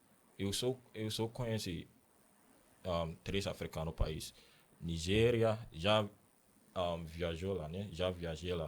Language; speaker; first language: Portuguese; non-native, learner; Akan